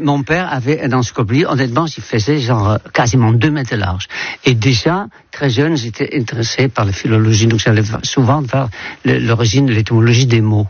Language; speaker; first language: French; non-native, fluent; Dutch